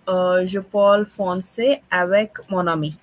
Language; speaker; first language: French; non-native, learner; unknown